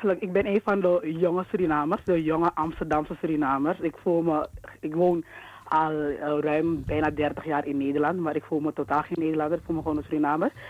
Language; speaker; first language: Dutch; native; Dutch